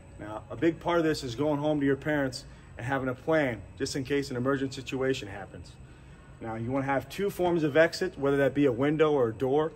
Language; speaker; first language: English; native; English